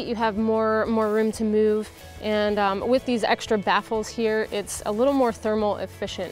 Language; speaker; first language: English; native; English